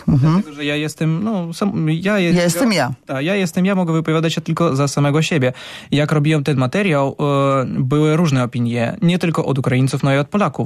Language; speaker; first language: Polish; non-native, fluent; Ukrainian